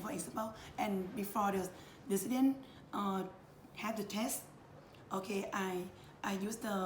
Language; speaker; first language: English; non-native, learner; Thai